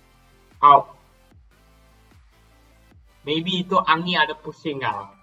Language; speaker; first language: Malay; non-native, local second language; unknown